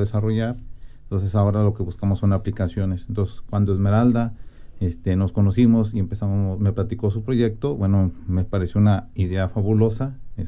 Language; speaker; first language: Spanish; native; Spanish